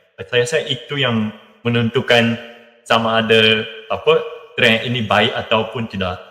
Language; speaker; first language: Malay; non-native, fluent; Japanese